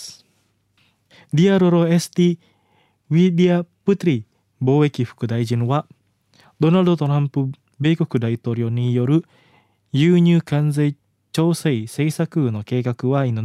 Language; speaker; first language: Japanese; non-native, fluent; Indonesian